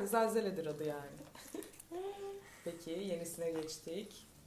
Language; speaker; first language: Turkish; native; Turkish